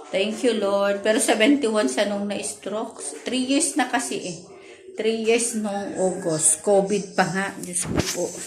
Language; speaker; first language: Filipino; native; Filipino